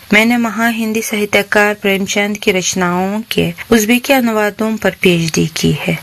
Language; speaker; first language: Hindi; non-native, fluent; Uzbek